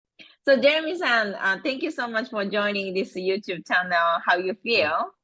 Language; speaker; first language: English; non-native, fluent; Japanese